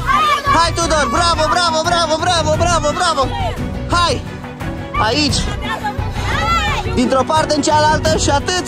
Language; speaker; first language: Romanian; native; Romanian